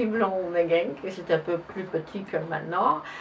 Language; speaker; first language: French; non-native, local second language; Dutch